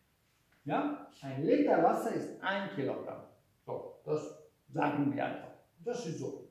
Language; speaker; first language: German; non-native, fluent; Hungarian